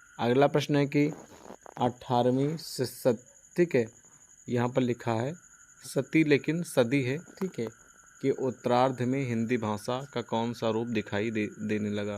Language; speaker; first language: Hindi; non-native, local second language; Punjabi